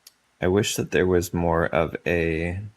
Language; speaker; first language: English; native; English